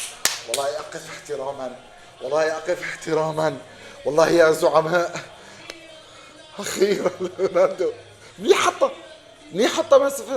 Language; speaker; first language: Arabic; native; Arabic